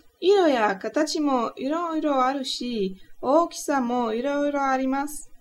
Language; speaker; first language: Japanese; non-native, learner; Polish